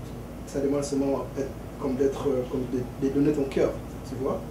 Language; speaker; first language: French; early bilingual, other home language; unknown